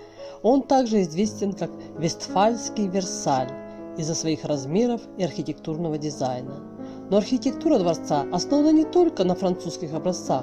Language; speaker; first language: Russian; native; Russian